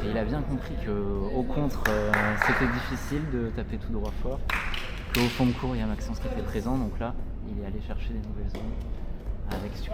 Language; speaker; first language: French; native; French